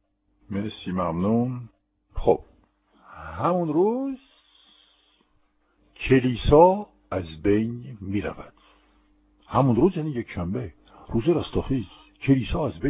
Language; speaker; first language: Persian; non-native, fluent; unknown